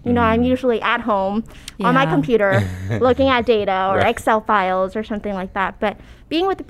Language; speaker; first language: English; early bilingual, other home language; Cantonese